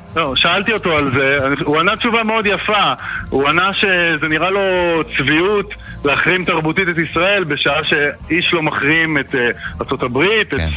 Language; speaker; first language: Hebrew; native; Hebrew